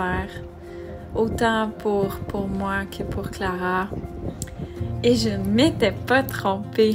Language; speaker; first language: French; native; French